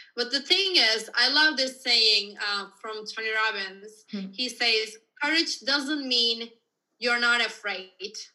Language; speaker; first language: English; non-native, fluent; Turkish